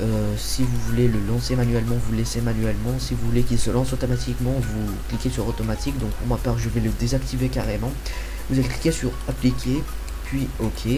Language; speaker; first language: French; native; French